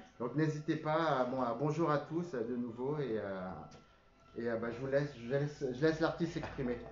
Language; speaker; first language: French; native; French